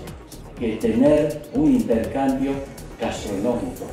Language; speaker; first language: Spanish; non-native, fluent; Chinese